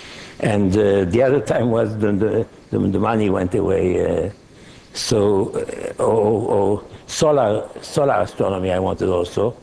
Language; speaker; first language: English; non-native, fluent; Hebrew